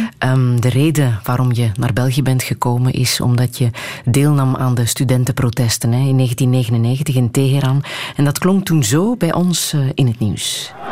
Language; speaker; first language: Dutch; native; Dutch